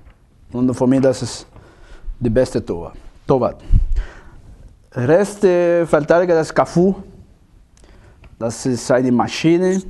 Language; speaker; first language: German; non-native, learner; Portuguese